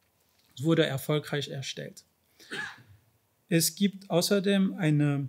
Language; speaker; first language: German; non-native, fluent; French